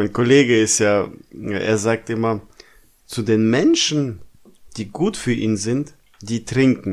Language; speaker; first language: German; non-native, fluent; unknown